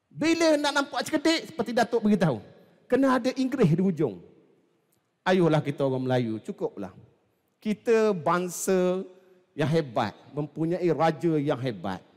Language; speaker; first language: Malay; native; Malay